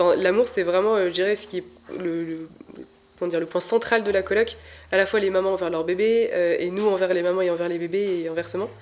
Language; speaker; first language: French; native; French